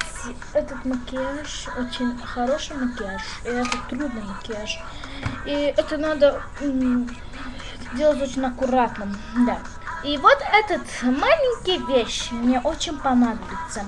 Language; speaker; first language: Russian; non-native, learner; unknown